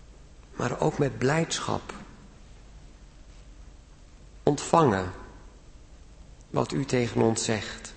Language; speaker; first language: Dutch; native; Dutch